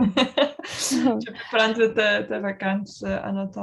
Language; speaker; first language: French; non-native, learner; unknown